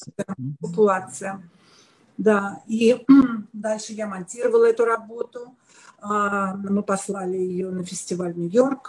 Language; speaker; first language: Russian; native; Russian